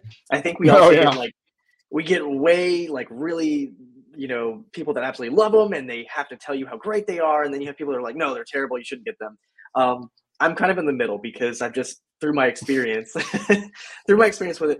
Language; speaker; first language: English; native; English